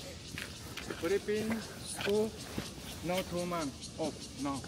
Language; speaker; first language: English; non-native, learner; Chinese